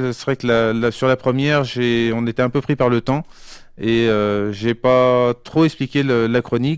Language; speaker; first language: French; native; French